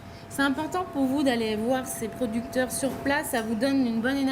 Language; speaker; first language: French; native; French